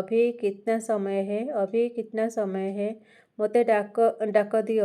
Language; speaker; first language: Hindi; non-native, local second language; Odia